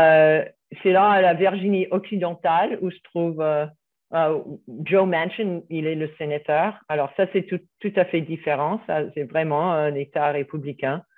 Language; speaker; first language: French; non-native, fluent; English